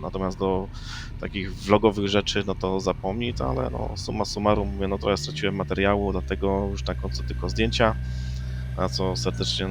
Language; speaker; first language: Polish; native; Polish